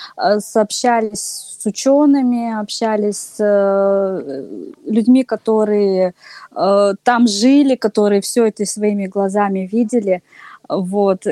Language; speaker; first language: Russian; native; Russian